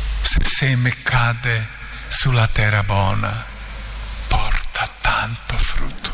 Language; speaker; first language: Italian; non-native, fluent; Croatian